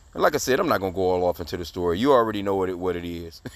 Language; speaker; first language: English; native; English